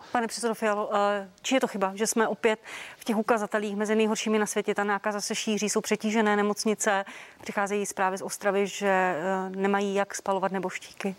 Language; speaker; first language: Czech; native; Czech